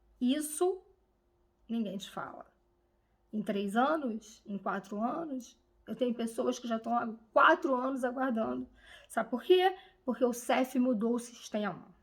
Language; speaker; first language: Portuguese; native; Portuguese